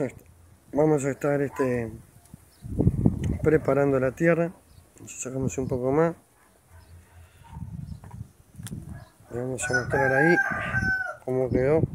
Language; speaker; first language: Spanish; native; Spanish